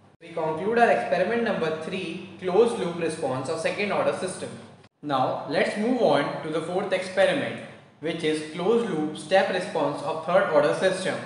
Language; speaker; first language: English; non-native, local second language; Hindi